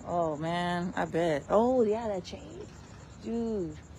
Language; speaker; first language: English; early bilingual, other home language; Spanish